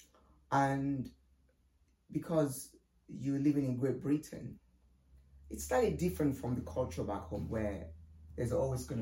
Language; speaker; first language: English; non-native, local second language; Yoruba